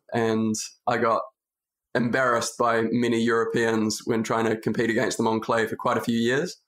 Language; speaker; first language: English; native; English